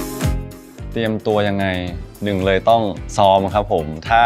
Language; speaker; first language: Thai; native; Thai